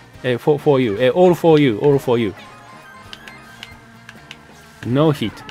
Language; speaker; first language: English; non-native, learner; Japanese